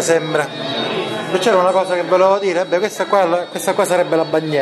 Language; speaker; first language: Italian; native; Italian